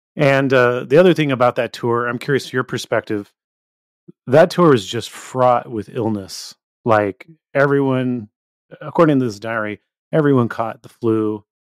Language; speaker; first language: English; native; English